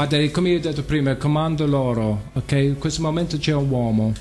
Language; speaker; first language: Italian; non-native, learner; English